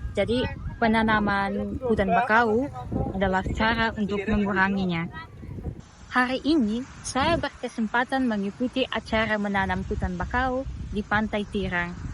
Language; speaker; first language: Indonesian; non-native, fluent; Russian